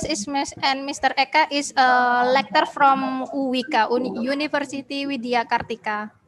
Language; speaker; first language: English; non-native, learner; Indonesian